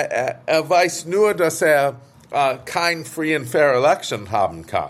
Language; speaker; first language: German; non-native, fluent; English